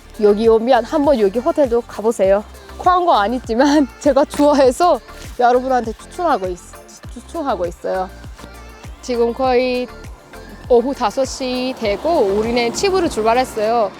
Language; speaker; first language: Korean; non-native, learner; Persian